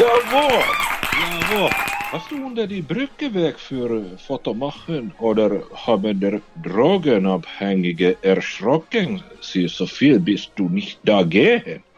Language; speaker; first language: German; non-native, learner; Finnish